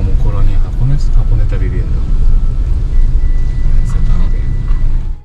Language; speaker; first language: Spanish; non-native, learner; Japanese